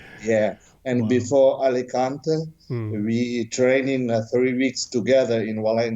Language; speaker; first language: English; non-native, learner; Ukrainian